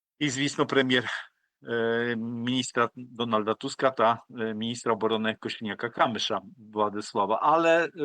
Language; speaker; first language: Polish; non-native, learner; Ukrainian